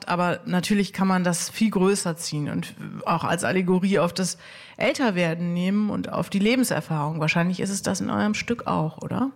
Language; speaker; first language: German; native; German